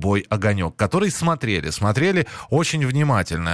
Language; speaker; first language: Russian; native; Russian